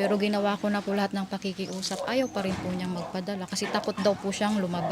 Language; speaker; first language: Filipino; native; Filipino